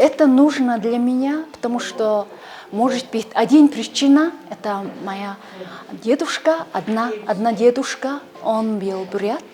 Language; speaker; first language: Russian; non-native, learner; Mongolian